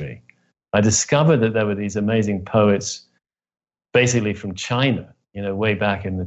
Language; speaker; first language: English; native; English